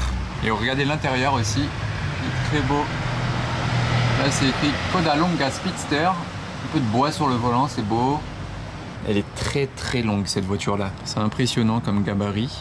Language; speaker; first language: French; native; French